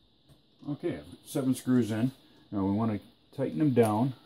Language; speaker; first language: English; native; English